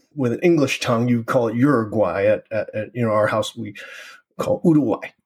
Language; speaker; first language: English; native; English